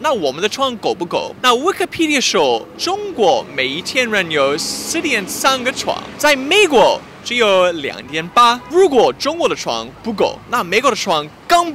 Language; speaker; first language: Chinese; non-native, fluent; English